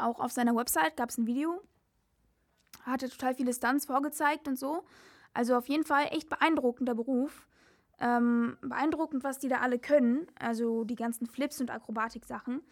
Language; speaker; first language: German; native; German